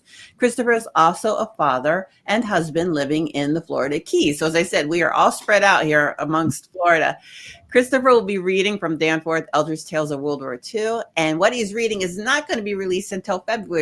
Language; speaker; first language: English; native; English